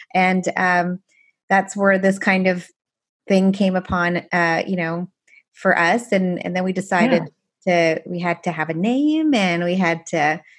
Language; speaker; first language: English; non-native, fluent; Persian